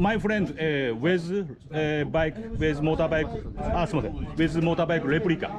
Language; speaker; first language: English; non-native, learner; Japanese